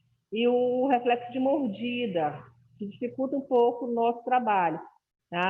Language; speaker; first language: Portuguese; native; Portuguese